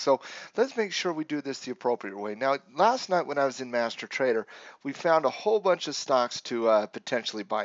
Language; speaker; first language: English; native; English